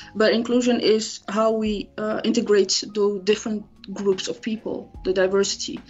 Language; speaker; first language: English; non-native, fluent; Somali